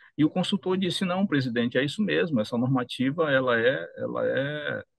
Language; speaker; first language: Portuguese; native; Portuguese